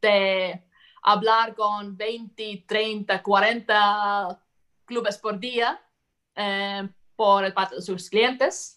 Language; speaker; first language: Spanish; non-native, fluent; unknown